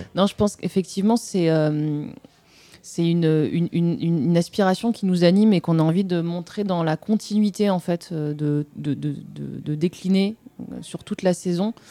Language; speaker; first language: French; native; French